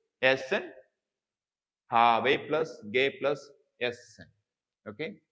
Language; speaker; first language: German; non-native, fluent; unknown